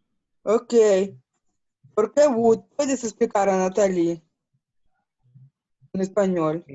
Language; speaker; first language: Spanish; non-native, learner; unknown